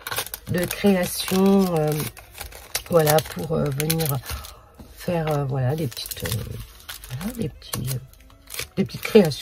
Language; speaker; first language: French; native; French